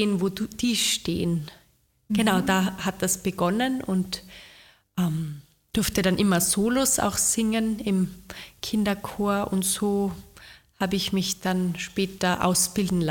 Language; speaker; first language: German; native; German